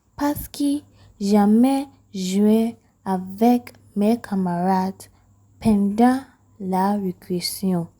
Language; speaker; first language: French; non-native, fluent; English